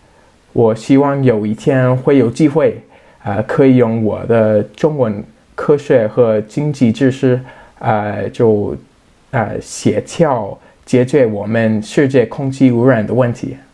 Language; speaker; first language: Chinese; non-native, fluent; English